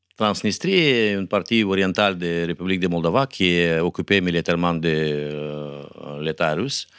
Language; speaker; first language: French; non-native, fluent; Romanian